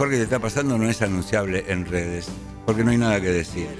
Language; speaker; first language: Spanish; native; Spanish